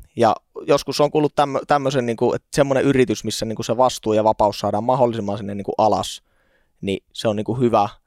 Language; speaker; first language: Finnish; native; Finnish